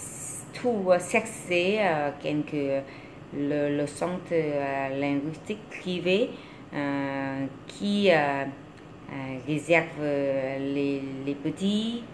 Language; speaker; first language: French; non-native, learner; Vietnamese